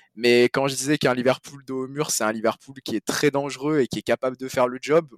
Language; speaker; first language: French; native; French